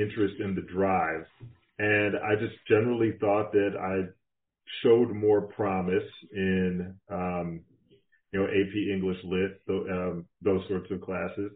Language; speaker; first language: English; native; English